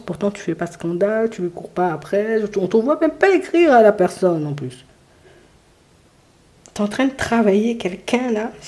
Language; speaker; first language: French; native; French